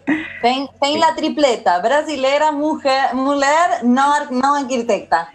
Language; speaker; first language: Portuguese; non-native, fluent; Spanish